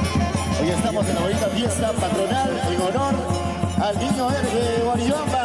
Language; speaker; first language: Spanish; native; Spanish